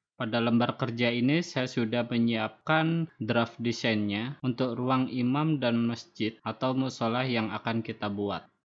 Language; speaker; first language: Indonesian; native; Indonesian